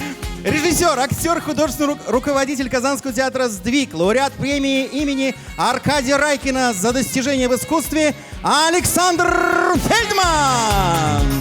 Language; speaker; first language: Russian; native; Russian